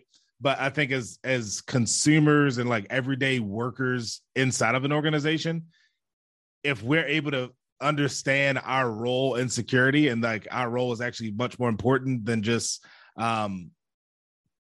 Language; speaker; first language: English; native; English